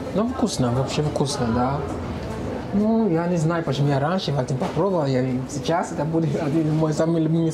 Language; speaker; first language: Russian; non-native, fluent; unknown